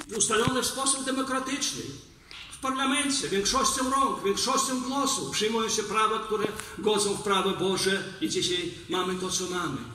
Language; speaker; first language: Polish; non-native, fluent; Belarusian